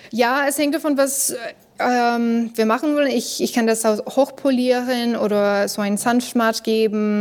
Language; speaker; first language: German; non-native, learner; English